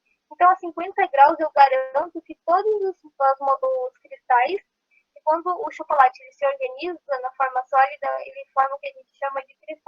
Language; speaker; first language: Portuguese; native; Portuguese